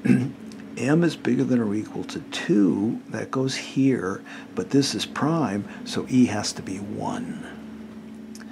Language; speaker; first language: English; native; English